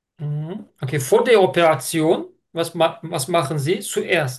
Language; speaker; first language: German; non-native, fluent; Turkish